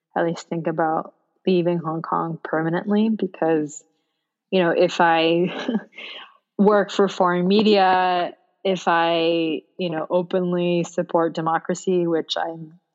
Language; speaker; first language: English; non-native, local second language; Cantonese